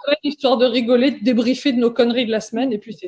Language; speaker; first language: French; native; French